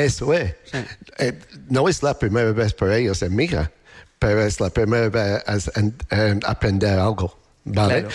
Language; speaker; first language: Spanish; non-native, learner; English